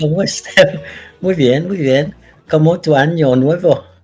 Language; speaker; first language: Spanish; non-native, learner; English